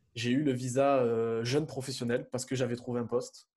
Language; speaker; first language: French; native; French